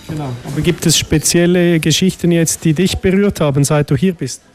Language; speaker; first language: German; native; German